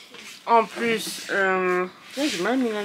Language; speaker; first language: French; native; French